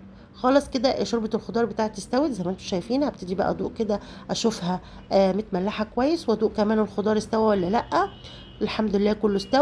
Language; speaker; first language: Arabic; native; Arabic